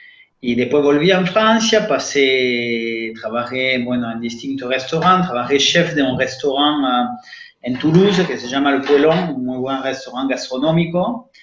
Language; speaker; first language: Spanish; non-native, fluent; French